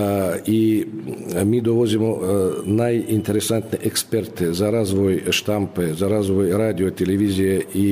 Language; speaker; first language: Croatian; non-native, fluent; Russian